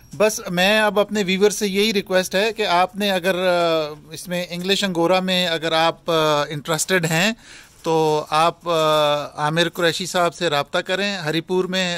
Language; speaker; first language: Urdu; non-native, local second language; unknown